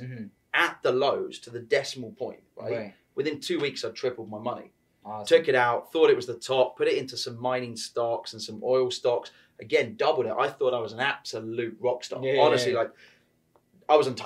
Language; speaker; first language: English; native; English